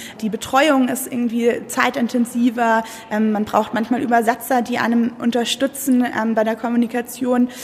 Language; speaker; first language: German; native; German